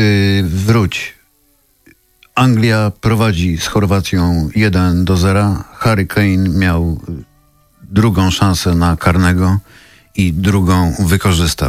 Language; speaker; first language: Polish; native; Polish